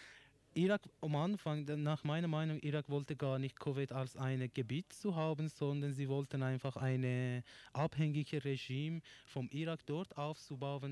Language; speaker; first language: German; non-native, learner; Persian